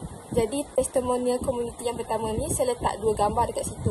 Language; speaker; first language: Malay; native; Malay